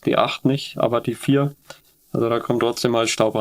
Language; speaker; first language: German; native; German